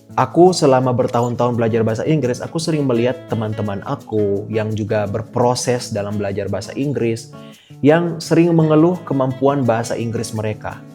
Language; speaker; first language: Indonesian; native; Indonesian